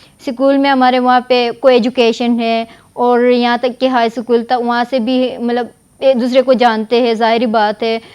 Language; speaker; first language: Urdu; non-native, local second language; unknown